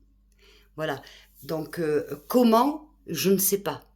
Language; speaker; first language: French; native; French